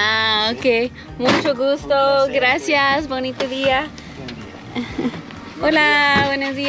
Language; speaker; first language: Spanish; non-native, learner; English